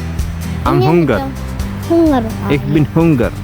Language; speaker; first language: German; non-native, learner; Malayalam